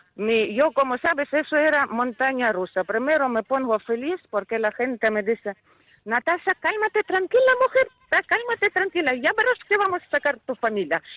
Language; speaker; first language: Spanish; non-native, fluent; Ukrainian